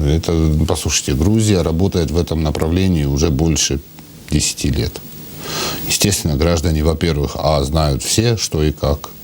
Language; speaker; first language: Russian; non-native, local second language; Georgian